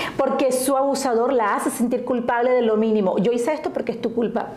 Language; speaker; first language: Spanish; native; Spanish